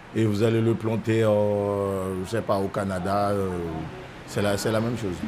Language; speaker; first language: French; native; French